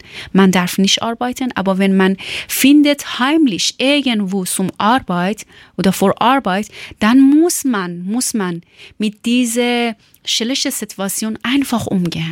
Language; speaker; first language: German; non-native, learner; Persian